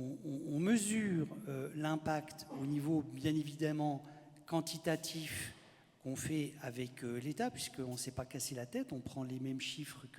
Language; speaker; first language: French; native; French